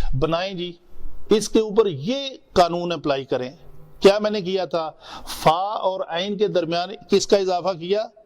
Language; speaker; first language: Urdu; non-native, local second language; Punjabi